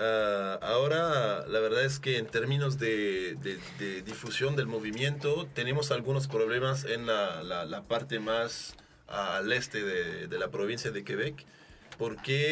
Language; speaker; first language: Spanish; non-native, fluent; French